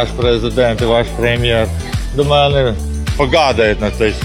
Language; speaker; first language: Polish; non-native, learner; Ukrainian